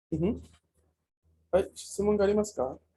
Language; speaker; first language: Japanese; non-native, fluent; Spanish